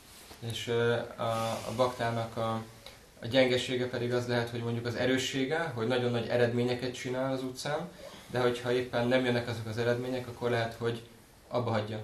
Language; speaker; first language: Hungarian; native; Hungarian